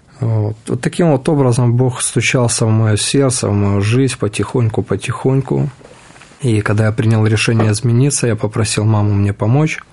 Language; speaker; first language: Russian; native; Russian